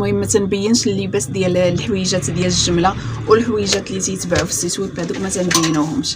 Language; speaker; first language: Arabic; native; Arabic